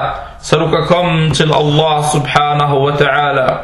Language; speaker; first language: Danish; non-native, fluent; Arabic